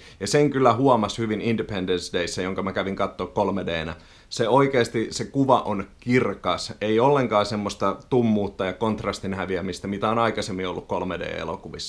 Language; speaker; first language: Finnish; native; Finnish